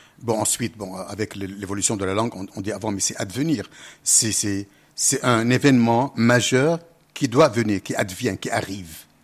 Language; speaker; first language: French; non-native, local second language; Arabic